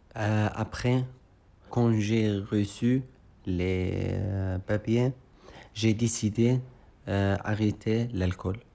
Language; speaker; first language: French; non-native, learner; Arabic